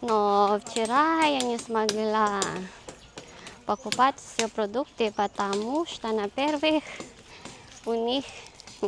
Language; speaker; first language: Russian; non-native, learner; Filipino